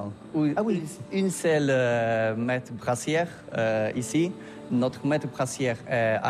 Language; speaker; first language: French; non-native, learner; Polish